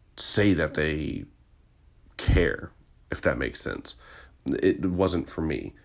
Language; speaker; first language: English; native; English